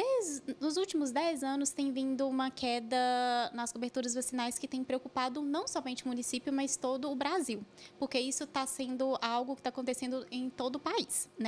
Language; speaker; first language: Portuguese; native; Portuguese